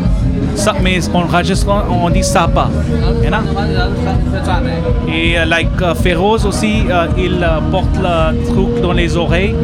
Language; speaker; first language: French; non-native, learner; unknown